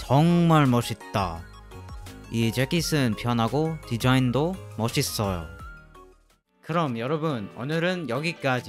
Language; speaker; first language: Korean; non-native, learner; English